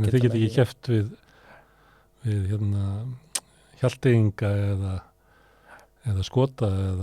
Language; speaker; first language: Icelandic; native; Icelandic